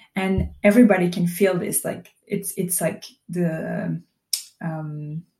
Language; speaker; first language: English; non-native, fluent; Dutch